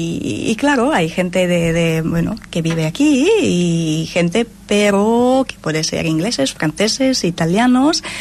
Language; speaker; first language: Spanish; non-native, fluent; Italian